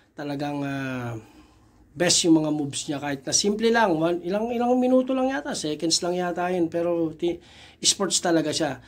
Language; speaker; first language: Filipino; native; Filipino